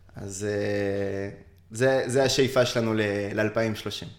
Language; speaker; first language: Hebrew; early bilingual, other home language; French